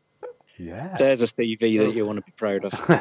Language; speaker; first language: English; native; English